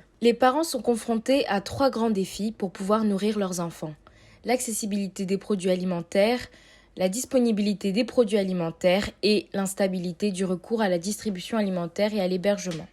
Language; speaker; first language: French; native; French